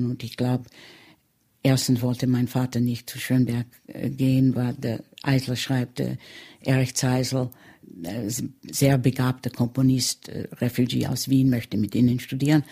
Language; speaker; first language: German; early bilingual, heritage; German